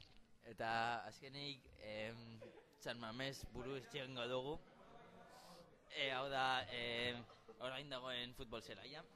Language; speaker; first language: Basque; non-native, local second language; Spanish